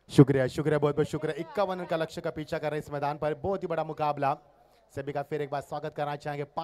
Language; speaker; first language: Hindi; non-native, local second language; Marathi